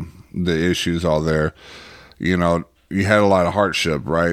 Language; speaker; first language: English; native; English